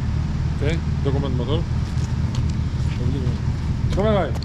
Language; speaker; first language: Italian; non-native, learner; Serbian